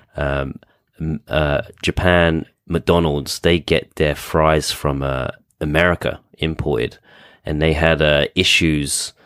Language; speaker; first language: English; native; English